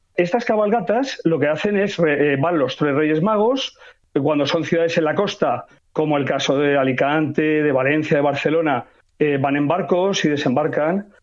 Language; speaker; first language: Spanish; native; Spanish